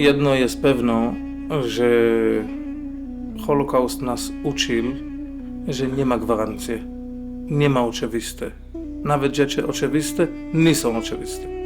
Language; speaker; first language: Polish; non-native, fluent; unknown